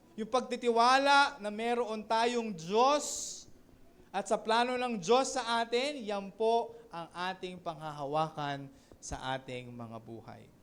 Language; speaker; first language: Filipino; native; Filipino